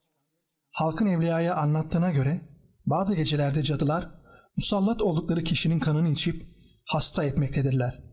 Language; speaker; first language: Turkish; native; Turkish